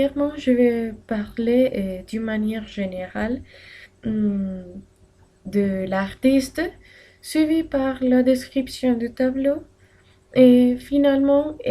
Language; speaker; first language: French; non-native, learner; Spanish